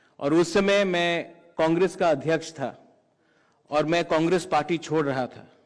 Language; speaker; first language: Hindi; non-native, local second language; Kok Borok